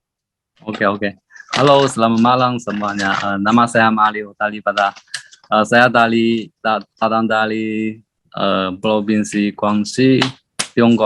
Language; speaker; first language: Indonesian; non-native, learner; Chinese